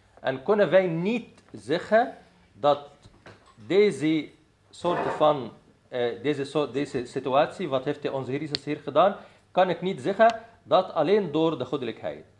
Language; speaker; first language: Dutch; non-native, fluent; Arabic